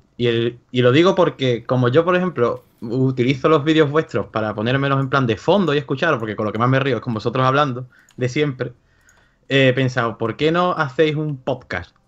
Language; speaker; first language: Spanish; native; Spanish